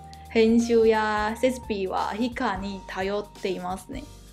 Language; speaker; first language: Japanese; non-native, fluent; Chinese